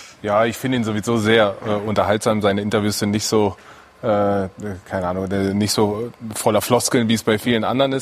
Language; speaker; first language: German; native; German